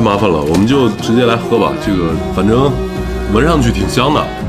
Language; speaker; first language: Chinese; native; Chinese